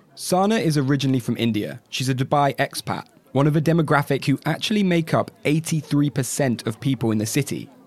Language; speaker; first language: English; native; English